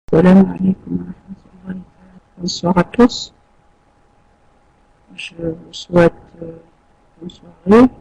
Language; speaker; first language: French; non-native, fluent; Arabic